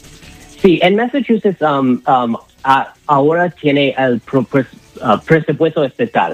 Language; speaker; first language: Spanish; non-native, learner; English